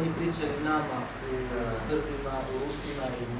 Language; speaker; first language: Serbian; non-native, learner; Arabic